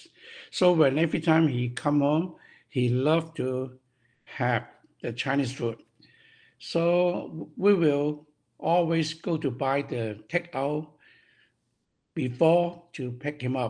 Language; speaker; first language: English; non-native, local second language; Cantonese